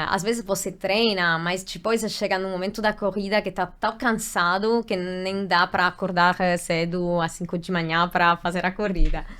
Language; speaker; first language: Portuguese; non-native, fluent; Italian